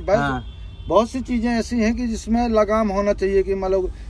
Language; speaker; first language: Hindi; native; Hindi